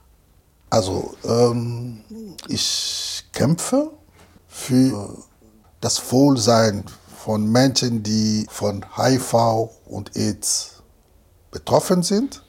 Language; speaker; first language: German; non-native, fluent; Lingala